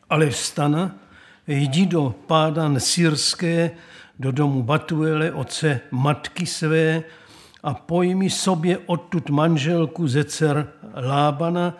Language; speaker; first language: Czech; native; Czech